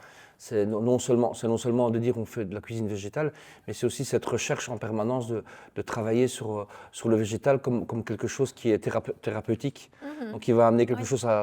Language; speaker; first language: French; native; French